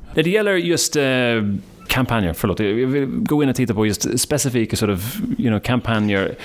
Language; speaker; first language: Swedish; non-native, fluent; English